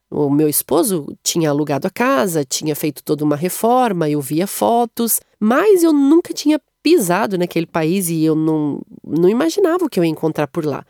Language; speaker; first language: Portuguese; native; Portuguese